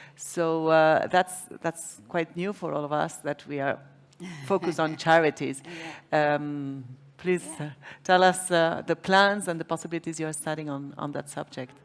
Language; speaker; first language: English; non-native, fluent; Spanish